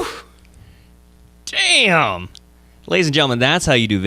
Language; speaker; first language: English; native; English